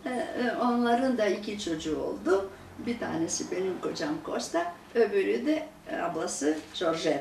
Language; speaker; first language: Turkish; non-native, local second language; Greek